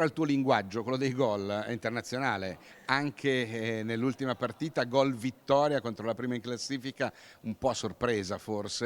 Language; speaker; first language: Italian; native; Italian